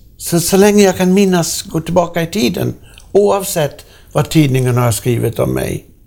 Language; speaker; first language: Swedish; non-native, fluent; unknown